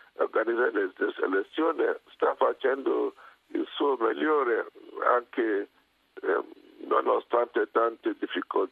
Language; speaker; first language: Italian; non-native, fluent; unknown